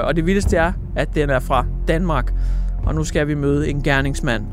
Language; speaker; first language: Danish; native; Danish